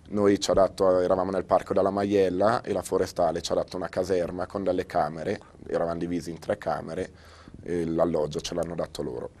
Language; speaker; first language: Italian; native; Italian